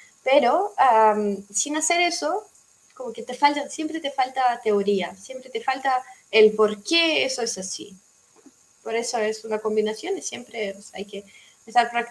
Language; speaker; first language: Spanish; non-native, fluent; Russian